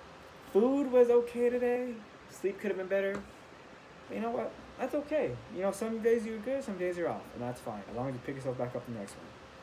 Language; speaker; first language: English; native; English